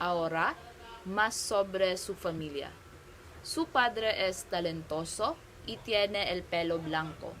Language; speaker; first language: Spanish; non-native, learner; Cebuano